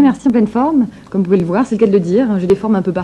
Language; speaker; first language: French; native; French